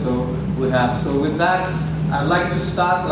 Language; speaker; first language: English; non-native, local second language; Nepali